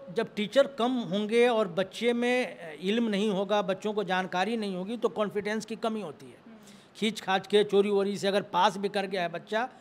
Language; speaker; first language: Hindi; native; Hindi